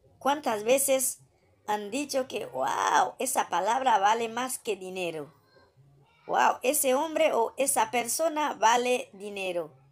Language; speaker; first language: Spanish; non-native, fluent; Haitian Creole